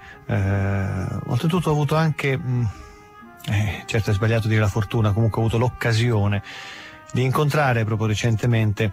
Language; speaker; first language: Italian; native; Italian